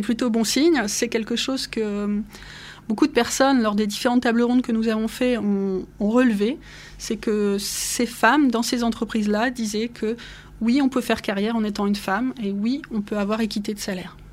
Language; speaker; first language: French; native; French